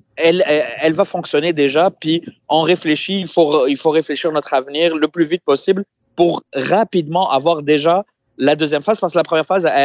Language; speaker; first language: French; non-native, local second language; Arabic